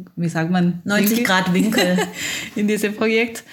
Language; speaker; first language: German; non-native, fluent; Italian